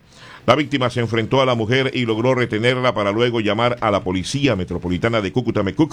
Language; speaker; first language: Spanish; native; Spanish